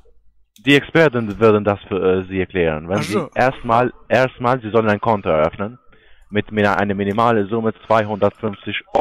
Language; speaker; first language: German; non-native, learner; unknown